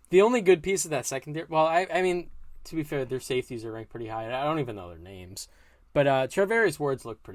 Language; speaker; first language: English; native; English